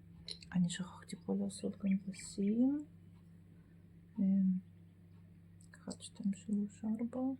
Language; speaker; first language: Hebrew; non-native, fluent; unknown